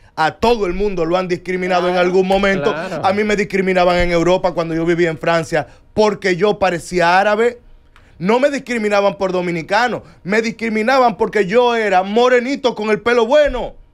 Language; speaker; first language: Spanish; native; Spanish